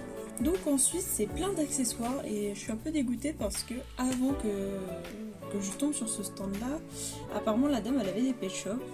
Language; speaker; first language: French; native; French